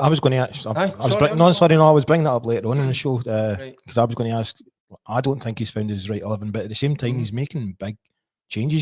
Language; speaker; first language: English; native; English